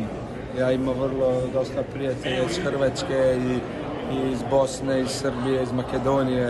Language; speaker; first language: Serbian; early bilingual, heritage; Slovenian